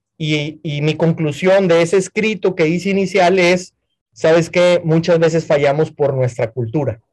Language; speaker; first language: Spanish; native; Spanish